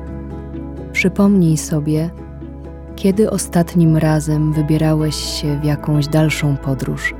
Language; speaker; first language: Polish; native; Polish